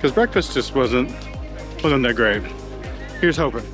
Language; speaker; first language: English; native; English